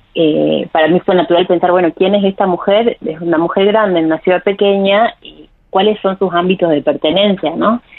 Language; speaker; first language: Spanish; native; Spanish